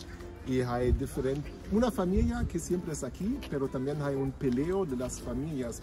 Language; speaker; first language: Spanish; non-native, learner; German